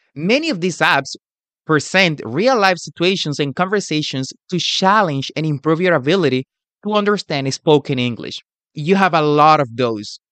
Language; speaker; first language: English; non-native, fluent; Spanish